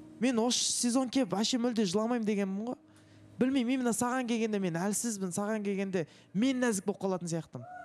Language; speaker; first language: Kazakh; non-native, local second language; Russian